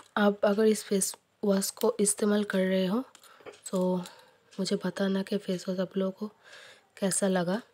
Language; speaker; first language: Hindi; non-native, local second language; Bangla